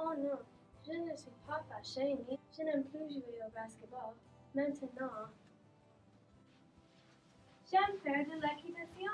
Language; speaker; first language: French; non-native, learner; English